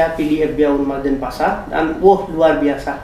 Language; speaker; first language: Indonesian; non-native, fluent; Hindi